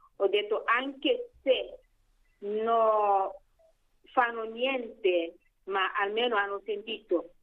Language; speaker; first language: Italian; non-native, fluent; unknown